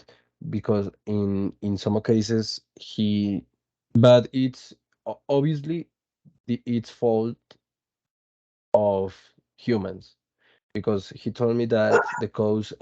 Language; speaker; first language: English; non-native, fluent; Spanish